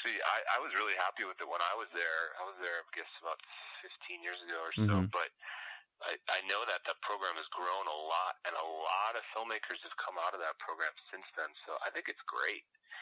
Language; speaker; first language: English; native; English